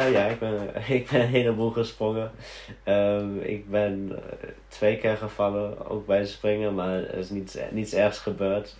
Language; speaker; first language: Dutch; early bilingual, heritage; Dutch